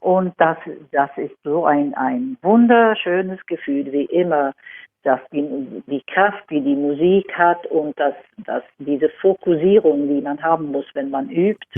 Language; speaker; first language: German; non-native, fluent; Swedish